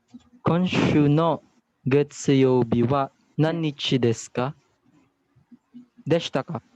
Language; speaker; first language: Japanese; non-native, learner; Filipino